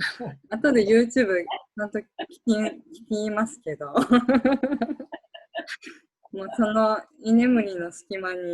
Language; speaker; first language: Japanese; native; Japanese